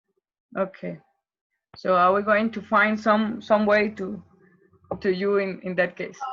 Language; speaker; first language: English; non-native, learner; Spanish